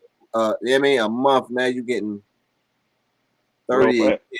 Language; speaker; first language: English; native; English